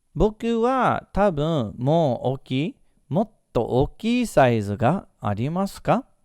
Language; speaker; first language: Japanese; non-native, fluent; English